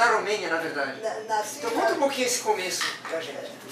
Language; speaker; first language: Portuguese; native; Portuguese